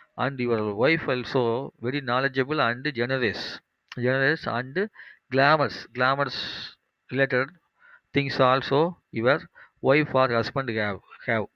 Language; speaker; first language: English; non-native, local second language; Tamil